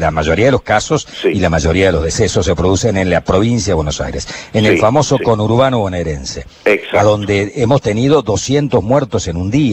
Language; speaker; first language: Spanish; native; Spanish